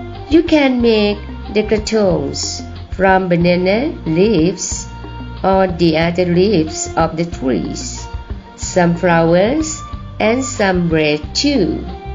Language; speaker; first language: English; non-native, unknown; Thai